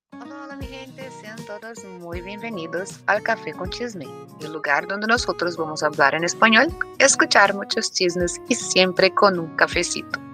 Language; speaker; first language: Spanish; non-native, fluent; Portuguese